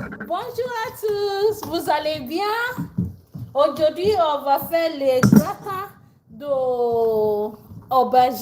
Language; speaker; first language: French; non-native, learner; English